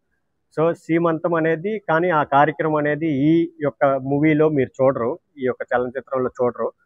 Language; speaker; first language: Telugu; native; Telugu